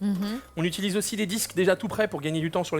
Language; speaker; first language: French; native; French